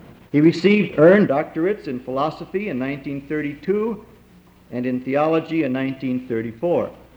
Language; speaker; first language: English; native; English